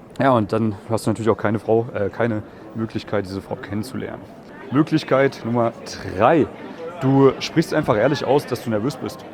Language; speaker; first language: German; native; German